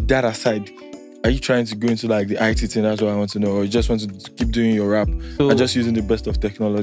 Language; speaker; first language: English; non-native, local second language; Yoruba